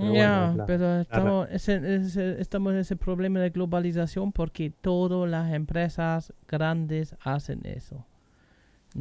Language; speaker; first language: Spanish; non-native, learner; German